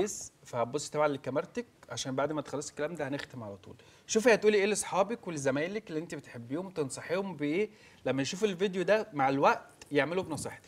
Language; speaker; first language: Arabic; native; Arabic